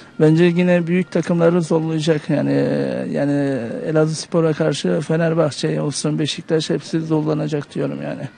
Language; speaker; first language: Turkish; early bilingual, heritage; Turkish